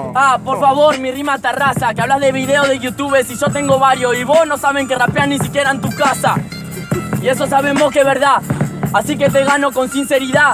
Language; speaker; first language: Spanish; native; Spanish